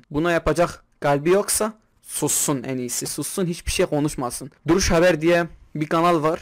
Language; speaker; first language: Turkish; non-native, local second language; Kurdish